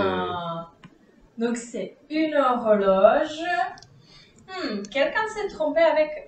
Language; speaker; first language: French; non-native, fluent; Czech